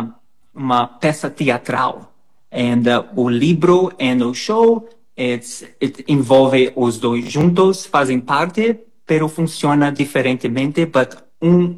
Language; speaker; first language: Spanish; non-native, learner; Portuguese